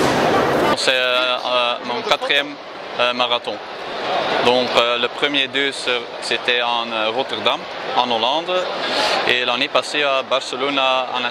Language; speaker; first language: French; non-native, learner; Dutch